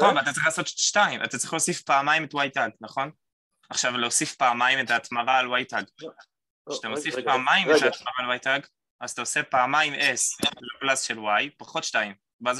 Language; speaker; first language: Hebrew; native; Hebrew